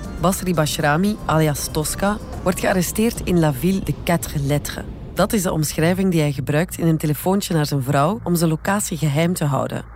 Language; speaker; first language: Dutch; native; Dutch